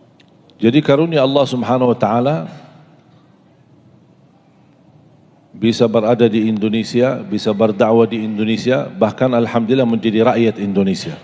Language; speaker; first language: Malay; non-native, fluent; Arabic